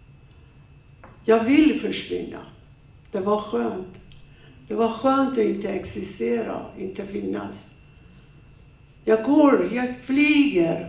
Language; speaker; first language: Swedish; non-native, fluent; Persian